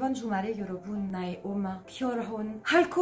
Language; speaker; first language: Korean; non-native, learner; French